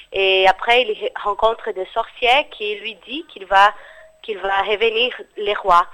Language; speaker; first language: French; non-native, fluent; Portuguese